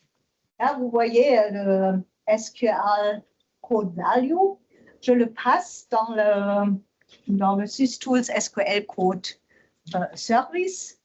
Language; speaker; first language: French; non-native, learner; German